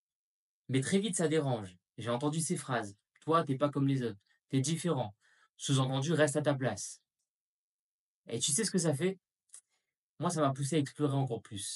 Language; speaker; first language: French; native; French